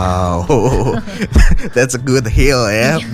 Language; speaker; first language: English; non-native, fluent; Indonesian